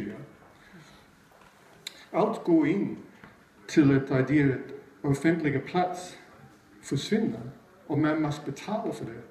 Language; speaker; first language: Swedish; non-native, fluent; English